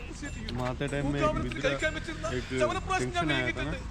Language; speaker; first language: Hindi; non-native, local second language; Malayalam